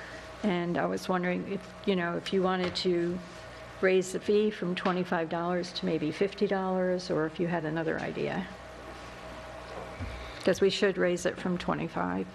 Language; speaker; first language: English; native; English